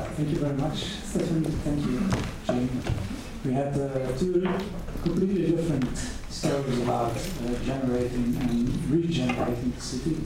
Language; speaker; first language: English; non-native, fluent; Dutch